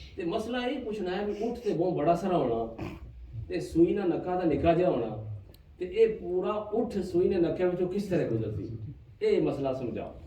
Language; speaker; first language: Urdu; non-native, local second language; Punjabi